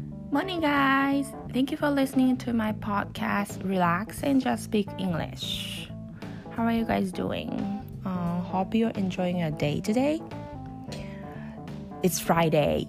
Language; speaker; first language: English; non-native, fluent; Japanese